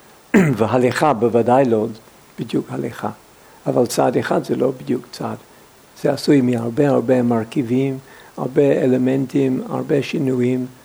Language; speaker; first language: Hebrew; non-native, fluent; English